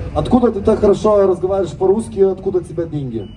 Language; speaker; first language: Russian; non-native, fluent; Lithuanian